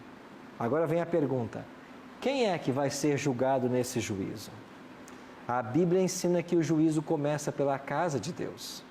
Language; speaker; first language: Portuguese; native; Portuguese